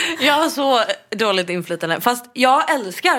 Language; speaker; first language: Swedish; native; Swedish